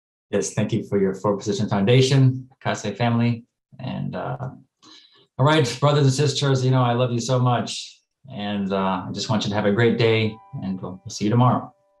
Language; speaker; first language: English; native; English